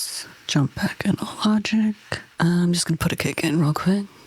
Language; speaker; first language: English; native; English